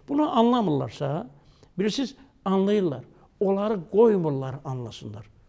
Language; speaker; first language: Azerbaijani; native; Azerbaijani